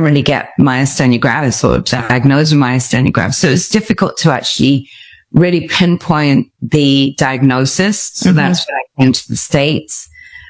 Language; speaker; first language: English; native; English